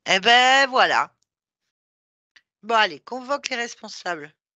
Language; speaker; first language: French; native; French